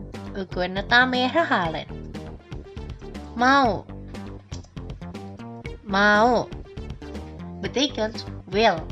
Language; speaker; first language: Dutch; non-native, fluent; Indonesian